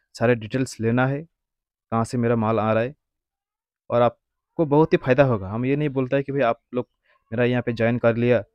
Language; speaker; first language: Hindi; non-native, local second language; Bangla